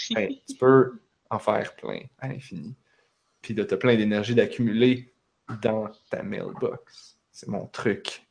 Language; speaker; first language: French; native; French